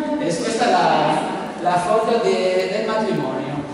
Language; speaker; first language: Italian; non-native, learner; Spanish